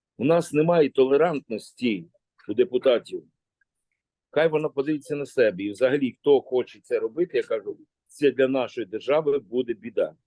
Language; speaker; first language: Ukrainian; native; Ukrainian